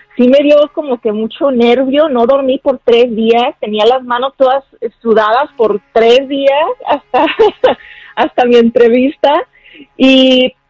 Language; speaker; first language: Spanish; native; Spanish